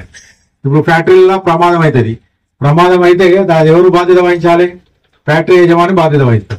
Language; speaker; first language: Telugu; native; Telugu